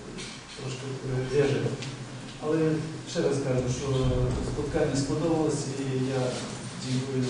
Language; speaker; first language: Polish; non-native, learner; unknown